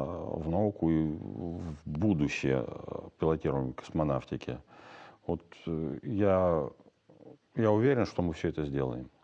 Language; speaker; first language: Russian; native; Russian